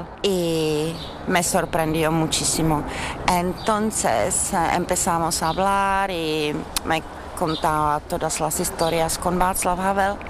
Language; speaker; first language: Spanish; non-native, fluent; Czech